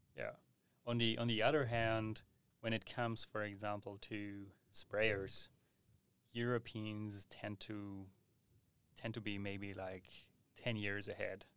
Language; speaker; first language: English; non-native, fluent; German